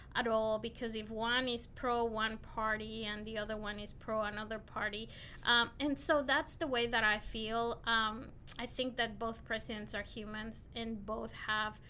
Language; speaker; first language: English; non-native, fluent; Spanish